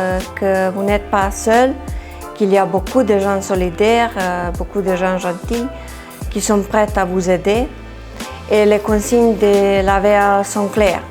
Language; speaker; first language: French; non-native, fluent; Serbian